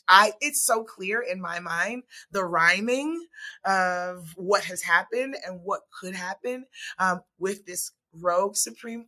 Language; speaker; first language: English; native; English